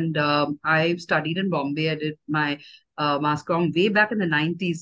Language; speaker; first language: English; non-native, local second language; Tamil